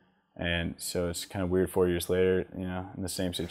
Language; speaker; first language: English; native; English